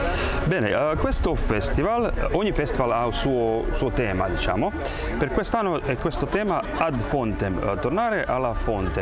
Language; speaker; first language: Italian; non-native, fluent; Croatian